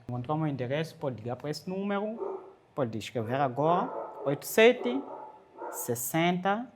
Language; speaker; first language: Portuguese; non-native, fluent; French